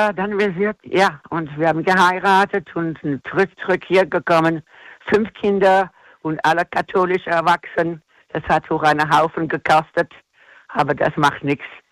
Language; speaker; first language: German; non-native, fluent; English